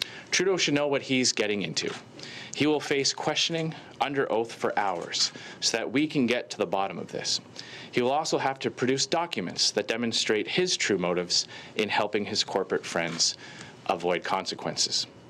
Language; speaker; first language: English; native; English